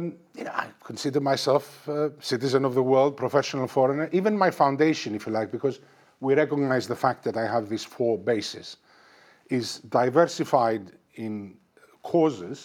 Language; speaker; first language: English; non-native, fluent; Greek